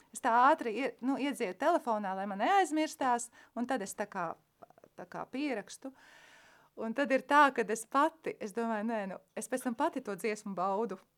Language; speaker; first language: Latvian; native; Latvian